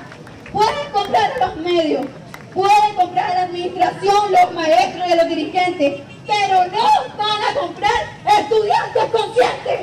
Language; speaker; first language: Spanish; native; Spanish